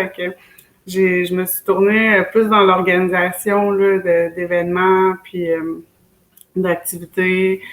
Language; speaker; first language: French; native; French